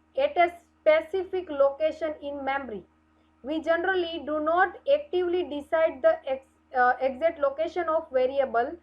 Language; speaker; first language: English; non-native, local second language; Gujarati